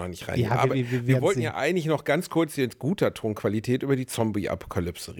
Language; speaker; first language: German; native; German